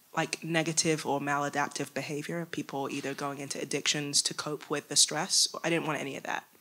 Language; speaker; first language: English; native; English